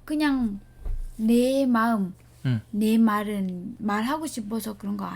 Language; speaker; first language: Korean; non-native, learner; Vietnamese